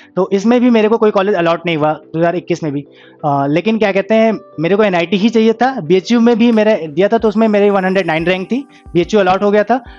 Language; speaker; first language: Hindi; native; Hindi